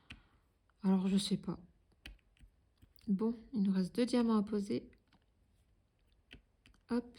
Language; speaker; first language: French; native; French